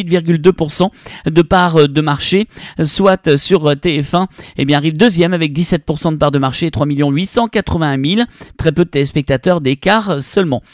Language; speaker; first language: French; native; French